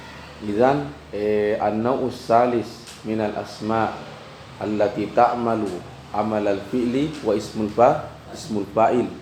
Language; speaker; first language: Arabic; non-native, fluent; Indonesian